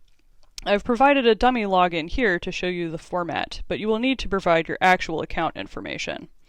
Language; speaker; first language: English; native; English